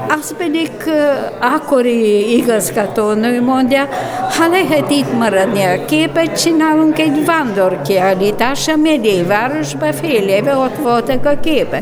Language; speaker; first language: Hungarian; non-native, fluent; Bulgarian